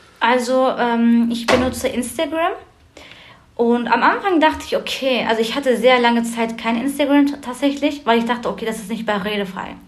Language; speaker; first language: German; early bilingual, other home language; Turkish